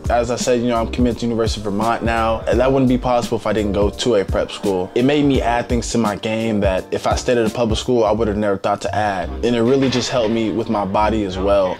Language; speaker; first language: English; native; English